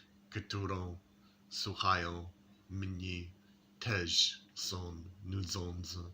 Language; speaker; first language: Polish; non-native, learner; English